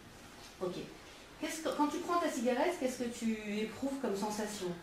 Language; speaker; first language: French; native; French